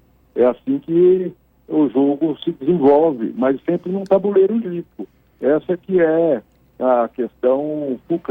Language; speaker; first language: Portuguese; native; Portuguese